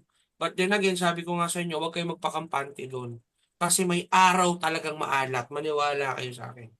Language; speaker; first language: Filipino; native; Filipino